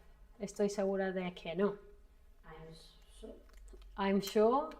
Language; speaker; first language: Spanish; non-native, fluent; English